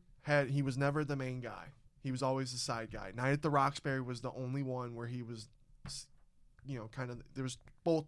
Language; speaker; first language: English; native; English